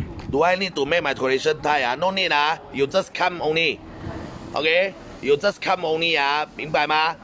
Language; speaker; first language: English; non-native, local second language; Chinese